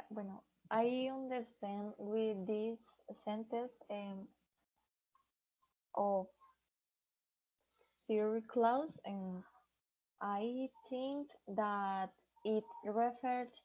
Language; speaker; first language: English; non-native, learner; Spanish